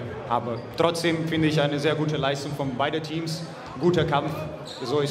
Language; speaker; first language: German; non-native, fluent; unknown